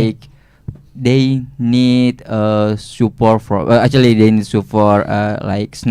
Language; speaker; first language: English; non-native, learner; Indonesian